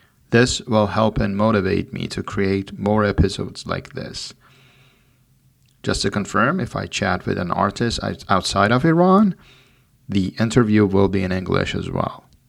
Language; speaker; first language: English; non-native, fluent; Persian